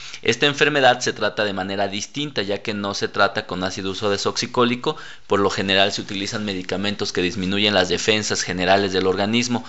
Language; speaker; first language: Spanish; native; Spanish